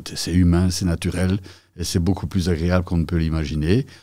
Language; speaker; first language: French; native; French